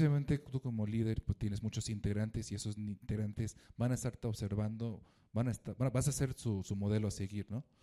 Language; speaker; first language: Spanish; native; Spanish